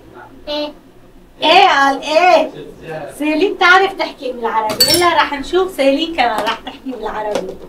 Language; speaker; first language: Arabic; non-native, local second language; Kurdish